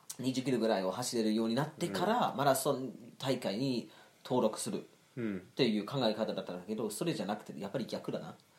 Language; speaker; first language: Japanese; non-native, fluent; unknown